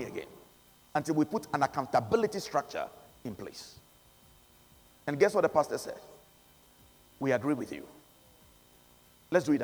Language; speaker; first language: English; non-native, local second language; Akan